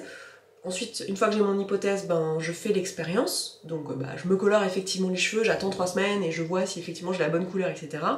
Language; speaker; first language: French; native; French